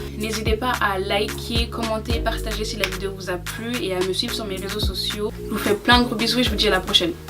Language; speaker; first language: French; native; French